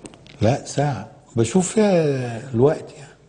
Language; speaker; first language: Arabic; native; Arabic